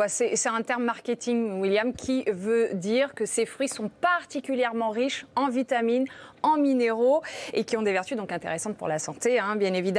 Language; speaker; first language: French; native; French